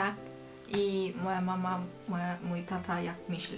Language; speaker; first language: Polish; non-native, learner; Korean